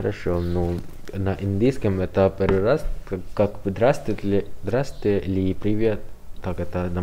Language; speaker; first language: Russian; non-native, learner; Hindi